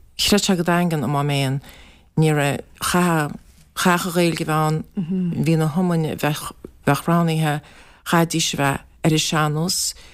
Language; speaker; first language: Irish; native; Irish